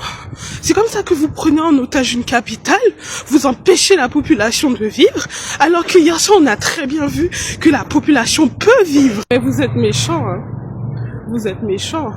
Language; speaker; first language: French; non-native, local second language; Haitian Creole